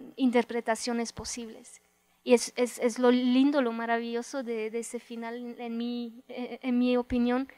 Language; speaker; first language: Spanish; non-native, fluent; Romanian